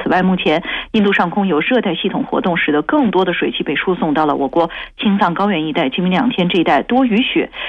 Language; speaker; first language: Chinese; native; Chinese